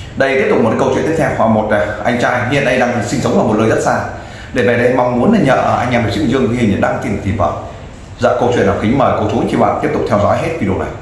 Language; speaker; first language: Vietnamese; native; Vietnamese